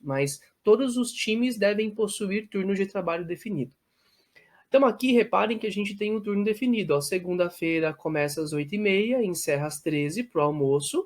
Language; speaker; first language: Portuguese; native; Portuguese